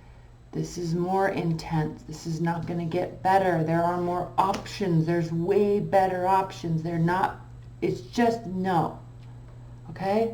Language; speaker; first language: English; native; English